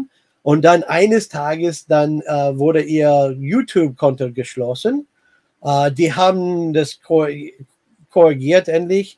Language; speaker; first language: German; non-native, fluent; English